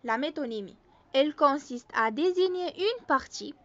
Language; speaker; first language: French; non-native, local second language; Arabic